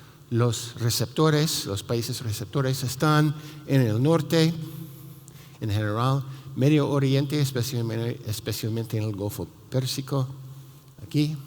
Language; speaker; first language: Spanish; non-native, fluent; English